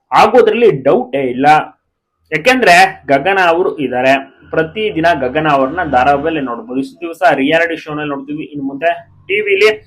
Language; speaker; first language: Kannada; native; Kannada